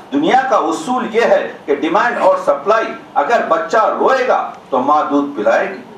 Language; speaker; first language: Urdu; native; Urdu